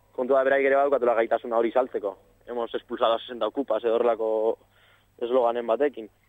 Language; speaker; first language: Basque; non-native, local second language; Spanish